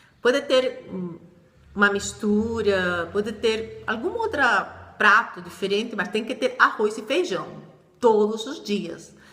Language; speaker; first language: Portuguese; non-native, fluent; Spanish